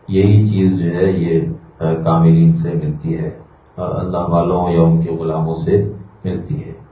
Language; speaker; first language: Urdu; native; Urdu